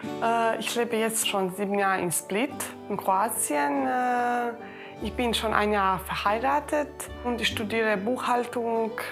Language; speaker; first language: German; early bilingual, other home language; Croatian